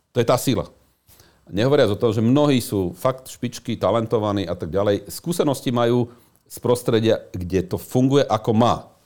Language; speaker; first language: Slovak; native; Slovak